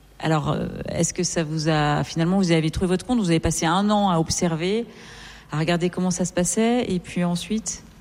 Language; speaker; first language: French; native; French